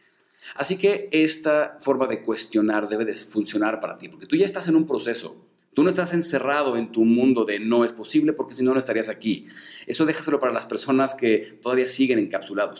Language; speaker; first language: Spanish; native; Spanish